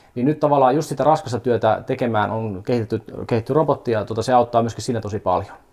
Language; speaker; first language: Finnish; native; Finnish